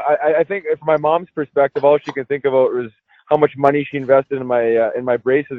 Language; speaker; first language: English; native; English